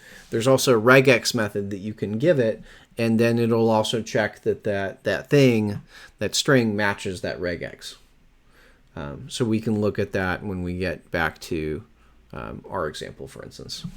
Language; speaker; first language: English; native; English